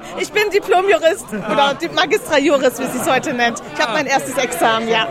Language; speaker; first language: German; non-native, fluent; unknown